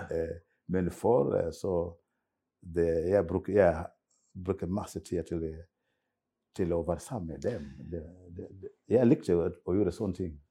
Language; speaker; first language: Norwegian; non-native, fluent; Swahili